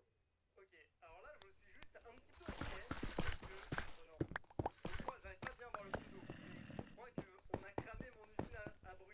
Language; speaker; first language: French; native; French